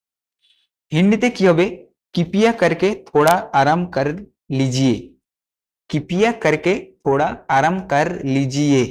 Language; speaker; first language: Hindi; non-native, local second language; Bangla